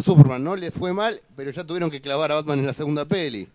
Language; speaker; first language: Spanish; native; Spanish